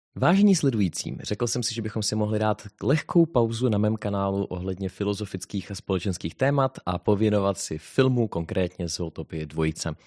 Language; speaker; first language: Czech; native; Czech